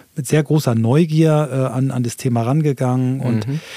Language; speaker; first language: German; native; German